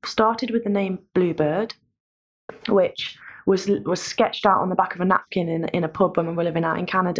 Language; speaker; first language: English; native; English